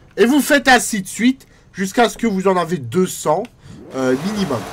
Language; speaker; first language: French; native; French